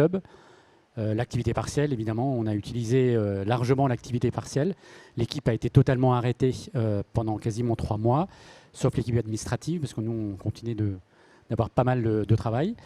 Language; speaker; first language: French; native; French